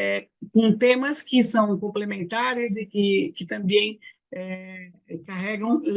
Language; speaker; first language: Portuguese; non-native, fluent; Spanish